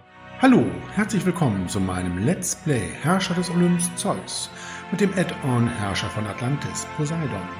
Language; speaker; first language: German; native; German